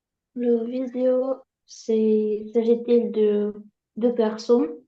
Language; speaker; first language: French; non-native, learner; Ukrainian